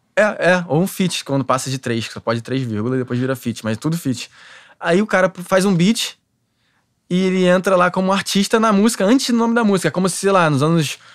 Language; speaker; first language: Portuguese; native; Portuguese